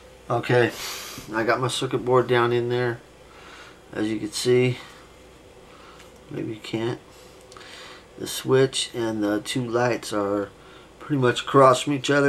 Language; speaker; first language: English; native; English